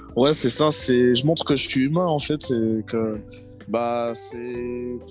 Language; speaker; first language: French; native; French